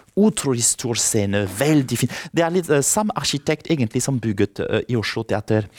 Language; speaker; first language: Norwegian; non-native, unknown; French